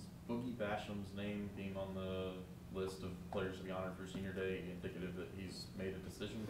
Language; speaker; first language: English; native; English